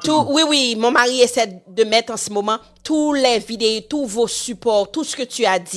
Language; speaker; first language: French; non-native, local second language; Haitian Creole